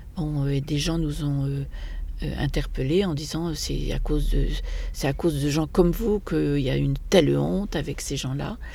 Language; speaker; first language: French; native; French